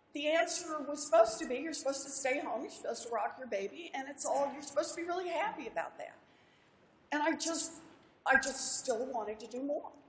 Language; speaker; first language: English; native; English